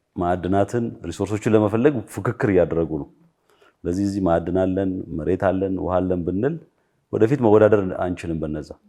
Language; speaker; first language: Amharic; native; Amharic